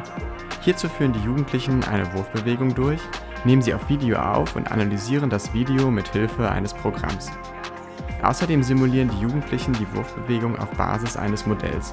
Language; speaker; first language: German; native; German